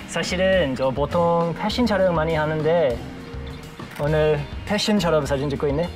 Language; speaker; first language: Korean; non-native, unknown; English